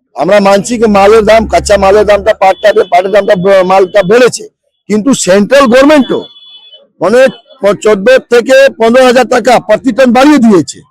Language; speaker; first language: Bangla; non-native, local second language; Hindi